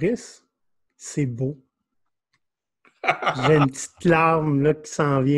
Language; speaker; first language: French; native; French